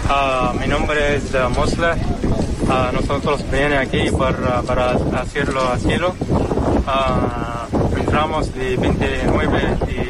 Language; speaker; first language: Spanish; non-native, learner; Arabic